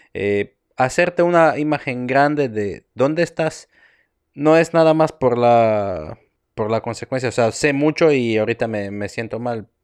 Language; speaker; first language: Spanish; non-native, fluent; Croatian